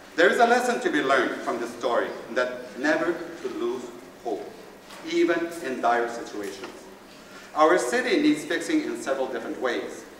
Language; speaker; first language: English; native; English